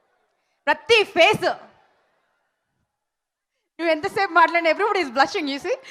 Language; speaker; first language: Telugu; native; Telugu